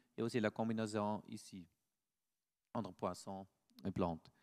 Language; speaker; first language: French; non-native, fluent; German